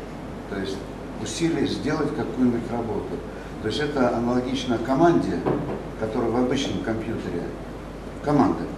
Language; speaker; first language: Russian; native; Russian